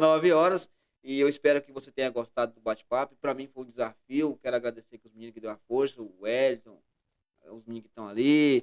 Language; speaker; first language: Portuguese; native; Portuguese